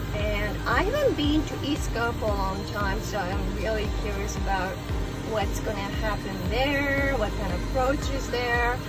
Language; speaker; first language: English; non-native, fluent; Japanese